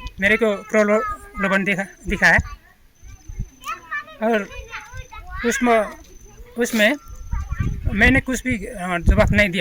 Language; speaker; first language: Hindi; non-native, local second language; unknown